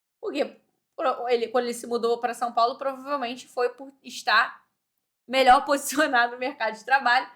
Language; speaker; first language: Portuguese; native; Portuguese